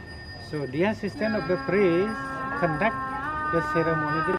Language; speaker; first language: English; non-native, learner; Indonesian